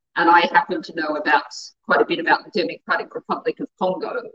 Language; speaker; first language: English; native; English